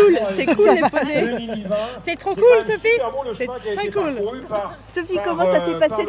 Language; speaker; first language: French; native; French